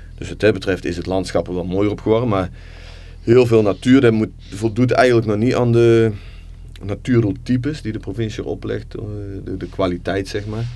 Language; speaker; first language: Dutch; native; Dutch